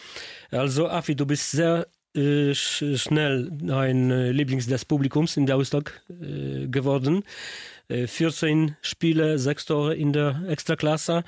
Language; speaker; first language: German; non-native, learner; Polish